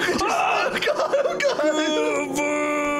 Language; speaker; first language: English; native; English